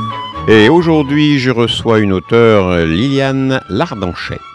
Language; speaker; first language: French; native; French